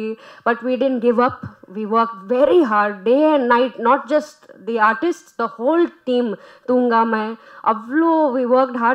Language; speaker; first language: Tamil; non-native, fluent; Punjabi